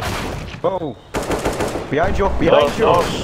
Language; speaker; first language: English; native; English